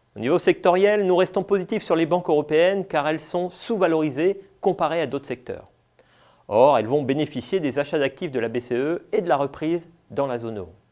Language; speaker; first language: French; native; French